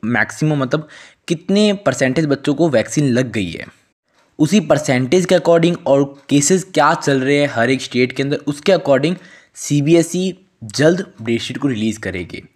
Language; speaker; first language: Hindi; native; Hindi